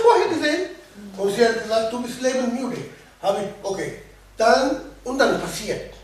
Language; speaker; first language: German; non-native, learner; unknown